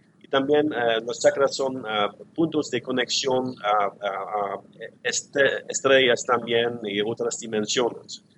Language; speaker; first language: Spanish; non-native, learner; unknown